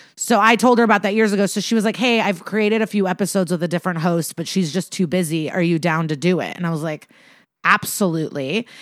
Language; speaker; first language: English; early bilingual, other home language; Russian